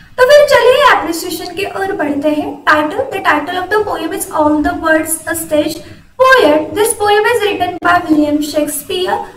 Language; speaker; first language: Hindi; non-native, local second language; Marathi